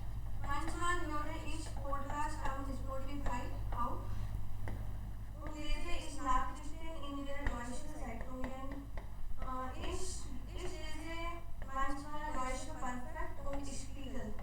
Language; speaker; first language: German; non-native, learner; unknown